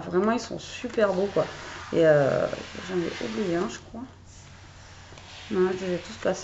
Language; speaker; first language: French; native; French